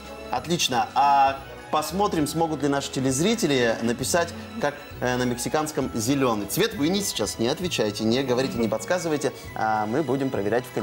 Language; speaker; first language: Russian; native; Russian